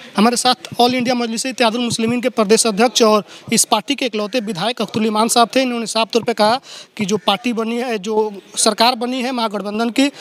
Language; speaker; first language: Hindi; native; Hindi